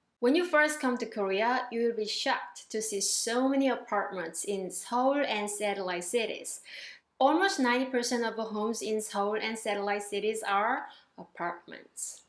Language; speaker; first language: English; non-native, fluent; Korean